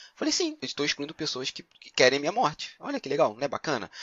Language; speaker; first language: Portuguese; native; Portuguese